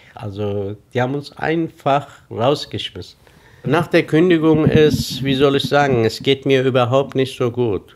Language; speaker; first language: German; non-native, fluent; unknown